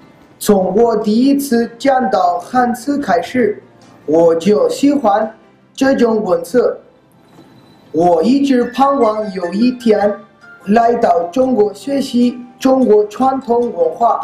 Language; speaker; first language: Chinese; non-native, learner; Spanish